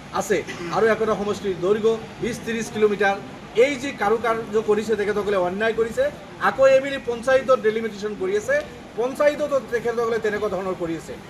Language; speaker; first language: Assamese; non-native, local second language; Bangla